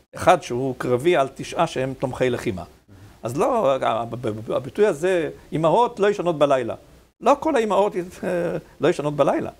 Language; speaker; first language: Hebrew; native; Hebrew